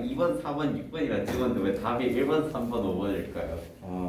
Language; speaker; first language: Korean; native; Korean